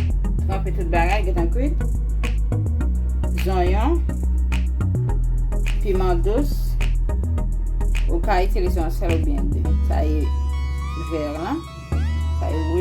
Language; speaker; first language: French; non-native, local second language; Haitian Creole